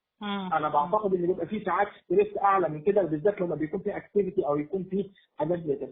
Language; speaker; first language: Arabic; native; Arabic